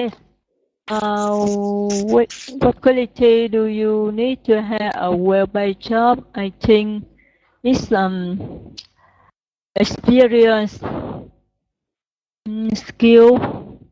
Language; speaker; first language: English; non-native, learner; Vietnamese